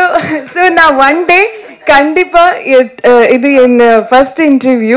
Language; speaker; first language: Tamil; non-native, learner; Kannada